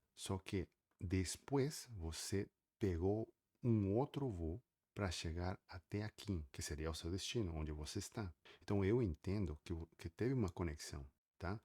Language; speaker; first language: Portuguese; native; Portuguese